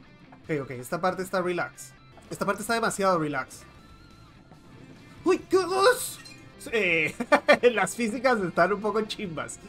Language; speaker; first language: Spanish; native; Spanish